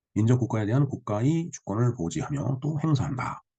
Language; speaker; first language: Korean; native; Korean